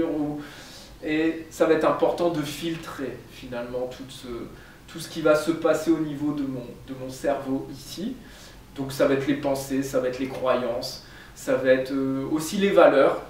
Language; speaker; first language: French; native; French